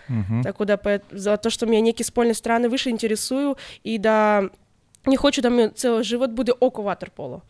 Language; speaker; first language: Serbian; non-native, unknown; Russian